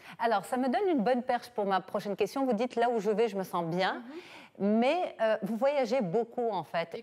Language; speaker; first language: French; non-native, local second language; Arabic